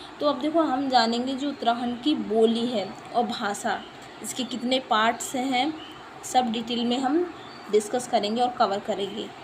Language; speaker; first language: Hindi; native; Hindi